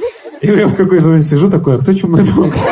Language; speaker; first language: Russian; native; Russian